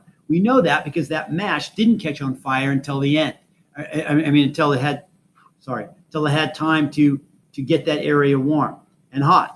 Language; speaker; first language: English; native; English